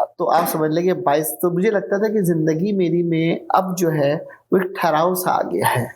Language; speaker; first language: Urdu; native; Urdu